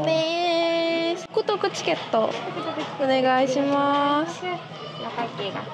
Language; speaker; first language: Korean; non-native, learner; Japanese